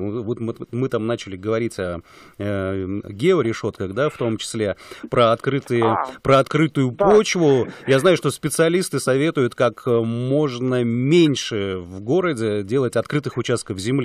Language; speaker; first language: Russian; native; Russian